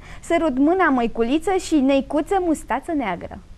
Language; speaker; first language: Romanian; native; Romanian